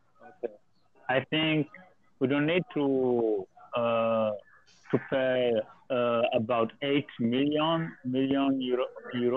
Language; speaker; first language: English; non-native, learner; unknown